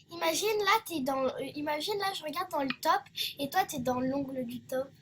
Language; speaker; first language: French; native; French